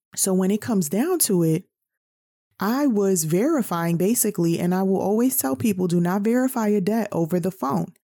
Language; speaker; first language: English; native; English